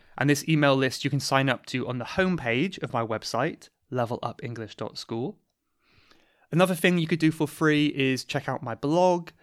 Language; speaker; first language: English; native; English